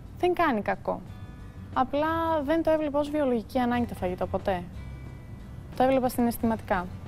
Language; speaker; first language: Greek; early bilingual, heritage; Greek